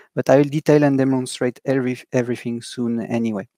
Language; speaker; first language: English; non-native, fluent; French